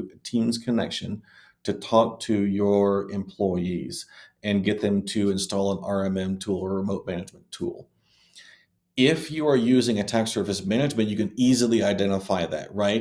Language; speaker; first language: English; native; English